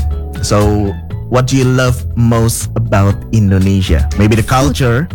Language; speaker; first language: English; non-native, fluent; Indonesian